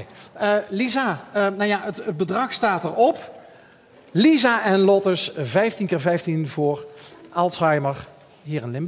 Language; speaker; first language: Dutch; native; Dutch